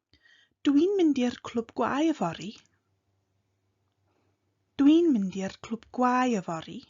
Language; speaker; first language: Welsh; non-native, fluent; English